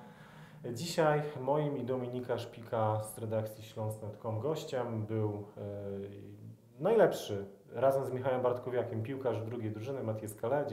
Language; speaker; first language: Polish; native; Polish